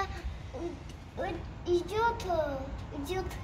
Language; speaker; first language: Russian; early bilingual, heritage; Tajik